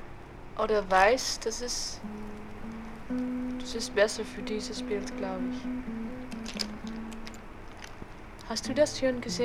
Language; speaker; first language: German; non-native, learner; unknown